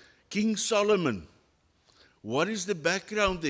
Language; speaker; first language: English; non-native, local second language; Afrikaans